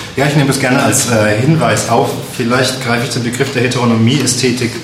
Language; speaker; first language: German; native; German